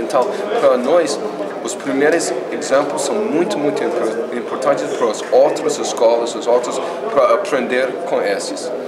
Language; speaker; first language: Portuguese; non-native, fluent; English